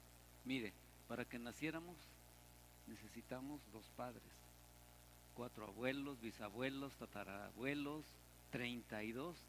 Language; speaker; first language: Spanish; native; Spanish